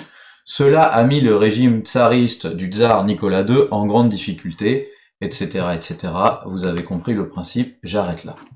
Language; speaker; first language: French; native; French